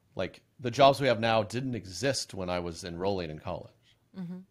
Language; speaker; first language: English; native; English